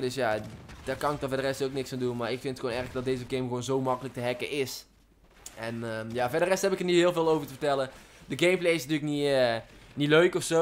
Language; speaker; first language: Dutch; native; Dutch